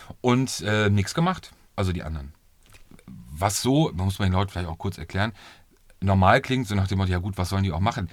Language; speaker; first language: German; native; German